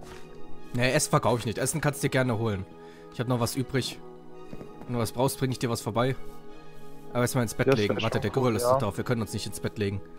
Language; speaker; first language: German; native; German